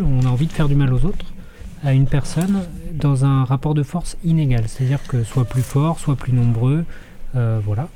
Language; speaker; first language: French; native; French